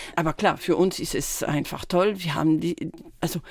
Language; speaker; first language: German; non-native, fluent; French